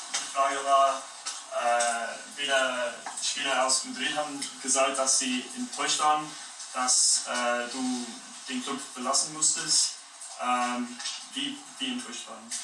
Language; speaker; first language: German; non-native, fluent; English